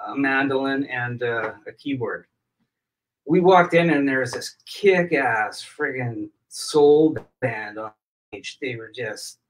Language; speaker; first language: English; native; English